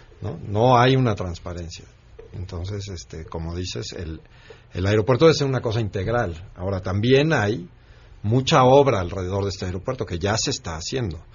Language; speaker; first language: Spanish; native; Spanish